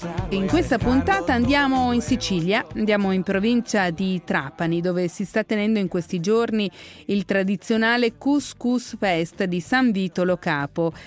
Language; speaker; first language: Italian; native; Italian